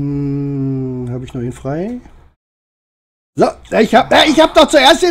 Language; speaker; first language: German; native; German